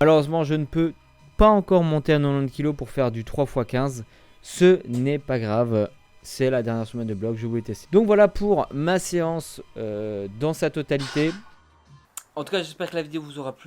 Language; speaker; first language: French; native; French